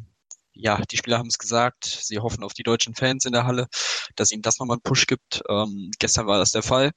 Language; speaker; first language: German; native; German